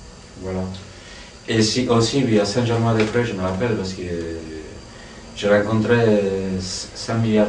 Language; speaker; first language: French; non-native, fluent; Italian